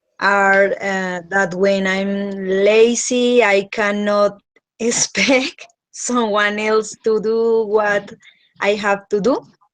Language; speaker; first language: English; non-native, learner; Spanish